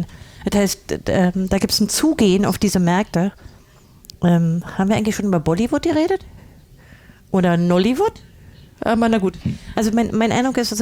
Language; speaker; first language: German; native; German